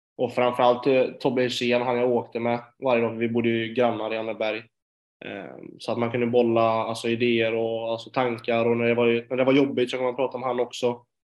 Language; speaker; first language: Swedish; native; Swedish